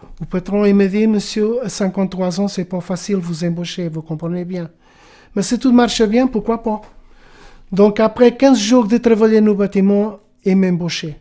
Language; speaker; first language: French; non-native, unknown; Portuguese